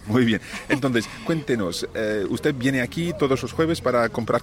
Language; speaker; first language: Spanish; non-native, fluent; English